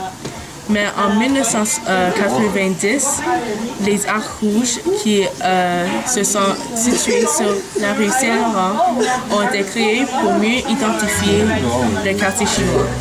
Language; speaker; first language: French; non-native, local second language; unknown